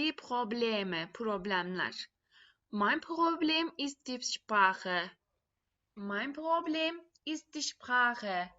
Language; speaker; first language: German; non-native, fluent; Turkish